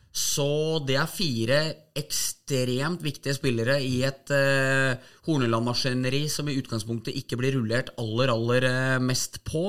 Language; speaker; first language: Norwegian; native; Norwegian